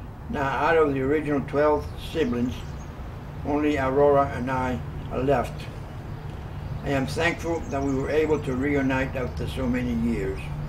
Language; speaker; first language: English; early bilingual, other home language; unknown